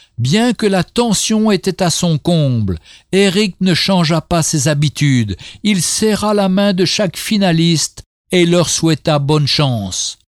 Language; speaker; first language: French; native; French